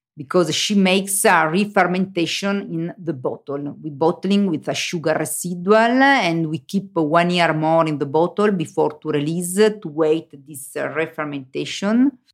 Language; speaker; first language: English; non-native, learner; Italian